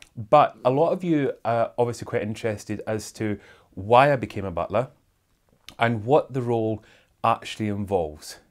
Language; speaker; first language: English; native; English